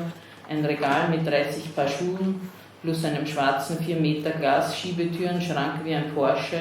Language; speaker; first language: German; native; German